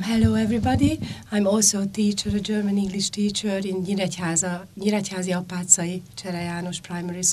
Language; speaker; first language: English; non-native, fluent; Hungarian